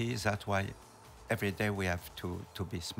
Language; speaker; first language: English; non-native, learner; French